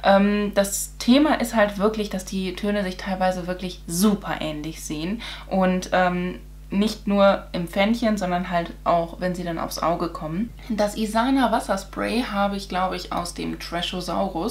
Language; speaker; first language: German; native; German